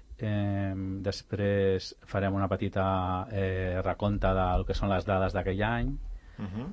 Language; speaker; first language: Catalan; native; Catalan